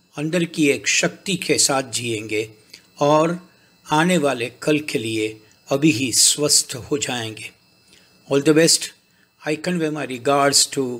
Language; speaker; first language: Hindi; non-native, local second language; Gujarati